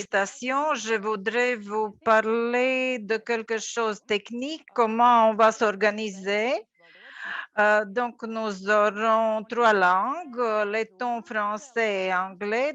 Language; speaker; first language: French; non-native, fluent; Latvian